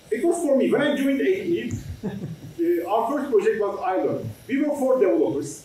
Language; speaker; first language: English; non-native, fluent; Turkish